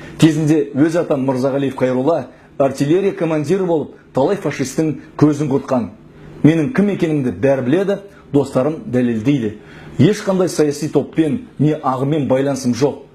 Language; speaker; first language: Kazakh; native; Kazakh